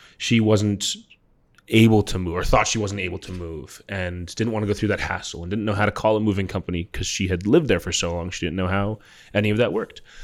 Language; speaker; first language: English; native; English